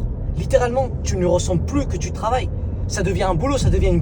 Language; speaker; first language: French; native; French